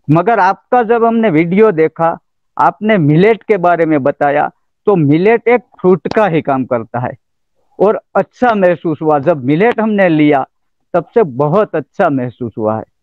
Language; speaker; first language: Hindi; non-native, local second language; Gujarati